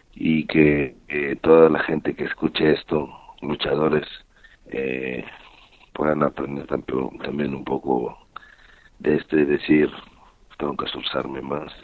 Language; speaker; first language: Spanish; native; Spanish